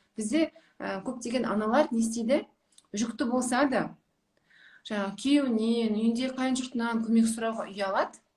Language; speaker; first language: Kazakh; non-native, local second language; Russian